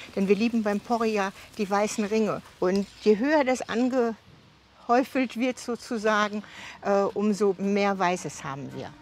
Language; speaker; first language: German; native; German